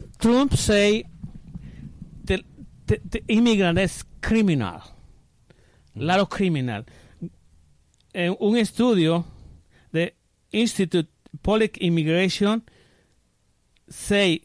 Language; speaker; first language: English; non-native, learner; Spanish